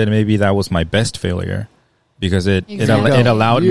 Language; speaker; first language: English; native; English